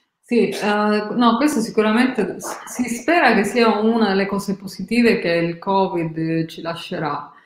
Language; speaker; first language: Italian; native; Italian